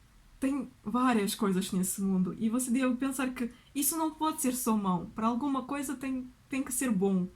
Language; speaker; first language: Portuguese; non-native, fluent; Russian